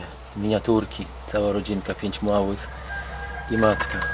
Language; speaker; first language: Polish; native; Polish